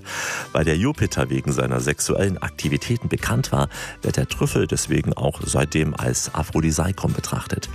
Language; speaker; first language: German; native; German